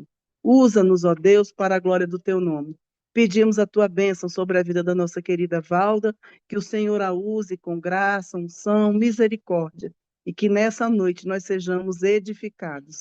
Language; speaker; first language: Portuguese; native; Portuguese